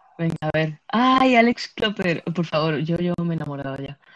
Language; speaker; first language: Spanish; native; Spanish